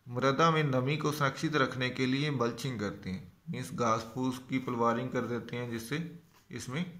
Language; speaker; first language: Hindi; non-native, local second language; Punjabi